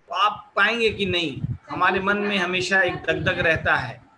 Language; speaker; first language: Hindi; native; Hindi